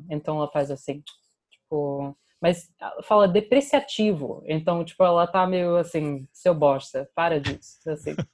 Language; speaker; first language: Portuguese; non-native, fluent; English